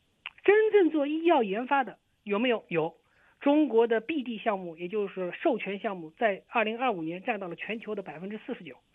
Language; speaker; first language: Chinese; native; Chinese